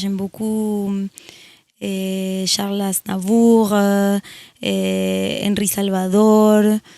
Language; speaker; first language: French; non-native, fluent; Spanish